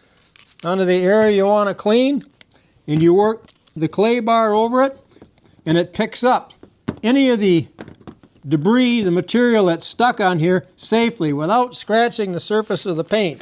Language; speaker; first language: English; native; English